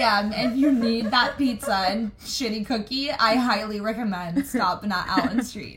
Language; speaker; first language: English; native; English